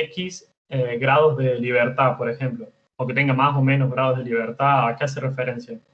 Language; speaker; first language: Spanish; native; Spanish